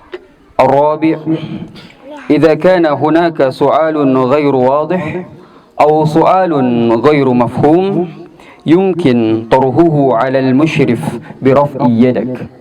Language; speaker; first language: Arabic; non-native, learner; Indonesian